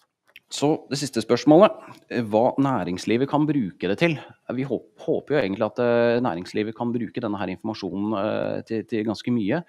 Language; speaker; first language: Norwegian; native; Norwegian